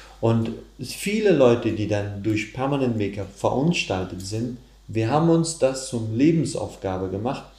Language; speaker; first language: German; non-native, fluent; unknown